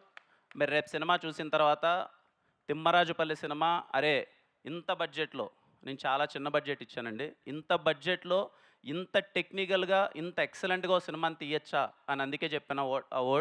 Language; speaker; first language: Telugu; native; Telugu